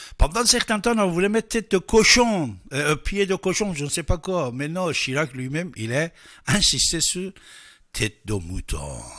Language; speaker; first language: French; non-native, fluent; Persian